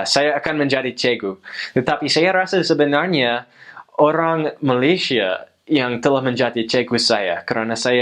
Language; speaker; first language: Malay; non-native, fluent; English